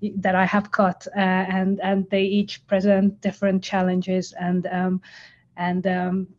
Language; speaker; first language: English; non-native, fluent; Hungarian